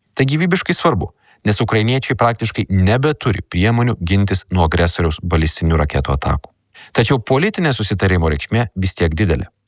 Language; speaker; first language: Lithuanian; native; Lithuanian